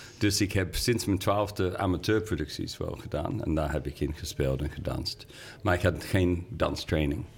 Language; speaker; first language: Dutch; non-native, fluent; English